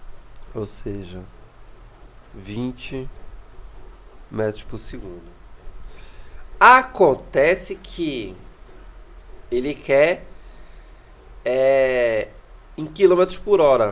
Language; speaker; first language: Portuguese; native; Portuguese